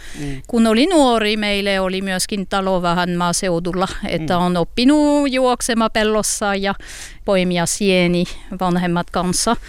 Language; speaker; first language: Finnish; non-native, learner; French